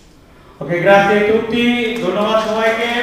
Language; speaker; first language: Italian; non-native, learner; Bangla